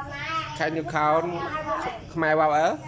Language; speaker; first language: English; non-native, learner; Khmer